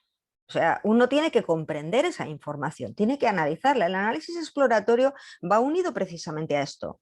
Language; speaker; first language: Spanish; native; Spanish